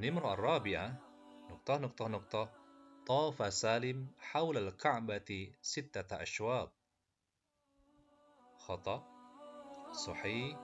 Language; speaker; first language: Arabic; non-native, fluent; Indonesian